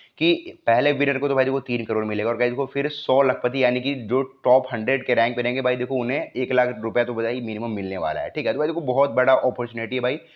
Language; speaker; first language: Hindi; native; Hindi